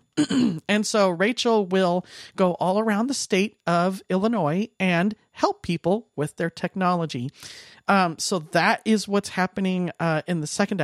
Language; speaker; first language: English; native; English